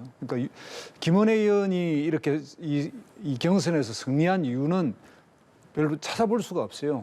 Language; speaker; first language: Korean; native; Korean